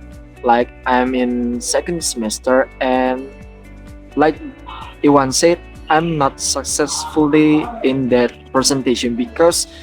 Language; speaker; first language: English; non-native, learner; Indonesian